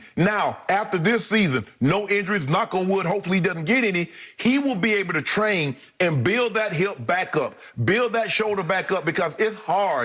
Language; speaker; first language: English; native; English